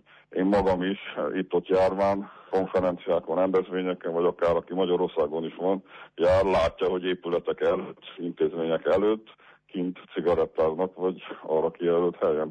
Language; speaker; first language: Hungarian; native; Hungarian